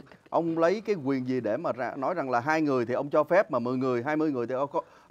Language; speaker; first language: Vietnamese; native; Vietnamese